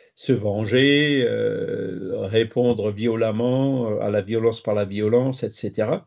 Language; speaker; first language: French; native; French